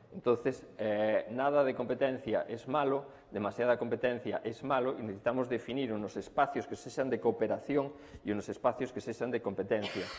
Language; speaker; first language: Spanish; non-native, local second language; Galician